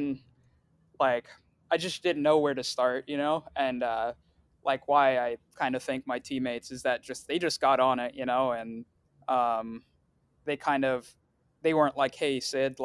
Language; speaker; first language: English; early bilingual, other home language; Swahili